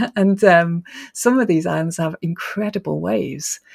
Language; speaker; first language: English; native; English